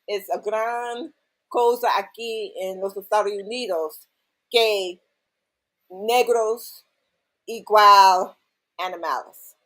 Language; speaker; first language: Spanish; non-native, learner; English